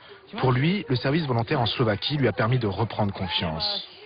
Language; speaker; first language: French; native; French